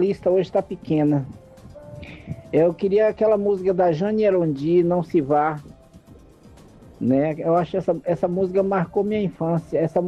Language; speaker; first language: Portuguese; native; Portuguese